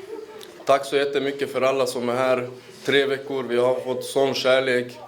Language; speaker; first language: Swedish; early bilingual, other home language; Central Kurdish